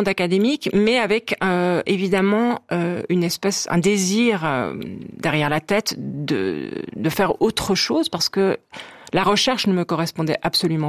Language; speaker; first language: French; native; French